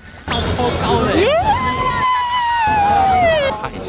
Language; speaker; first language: Chinese; non-native, fluent; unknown